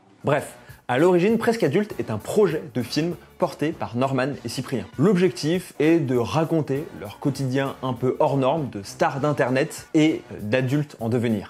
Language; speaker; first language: French; native; French